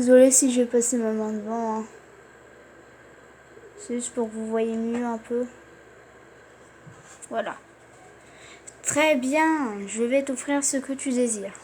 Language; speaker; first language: French; native; French